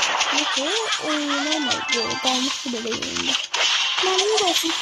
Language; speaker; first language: Turkish; non-native, learner; Azerbaijani